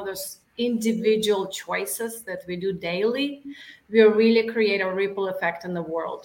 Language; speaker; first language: English; non-native, fluent; Russian